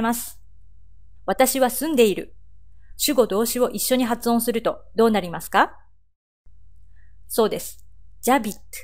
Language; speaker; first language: Japanese; native; Japanese